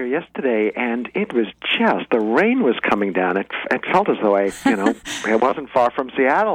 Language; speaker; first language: English; native; English